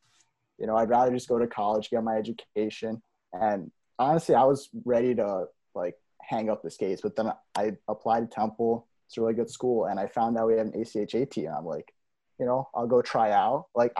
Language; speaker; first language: English; native; English